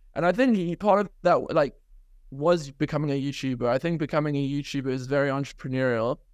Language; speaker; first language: English; native; English